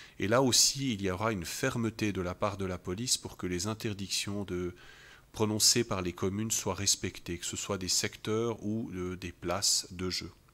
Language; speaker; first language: French; native; French